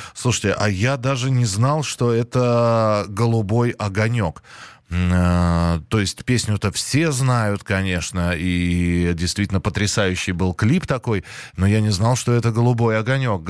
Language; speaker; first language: Russian; native; Russian